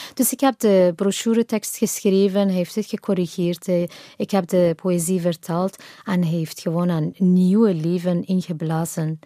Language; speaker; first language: Dutch; non-native, fluent; Persian